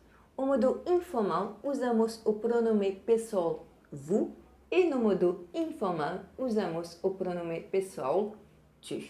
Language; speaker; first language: Portuguese; non-native, fluent; French